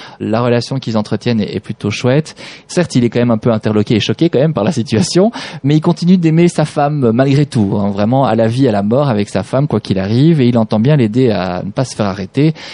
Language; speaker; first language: French; native; French